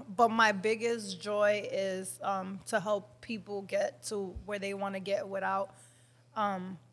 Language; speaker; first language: English; non-native, fluent; Spanish